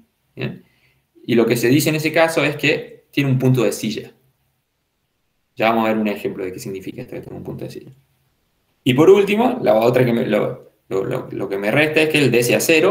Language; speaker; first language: Spanish; native; Spanish